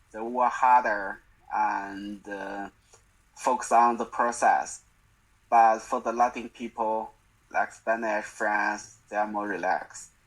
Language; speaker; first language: English; non-native, learner; Chinese